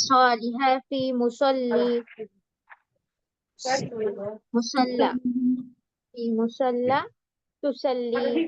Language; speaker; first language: Arabic; non-native, learner; Urdu